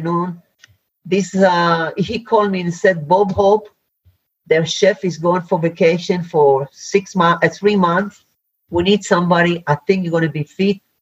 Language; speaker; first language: English; non-native, fluent; Hebrew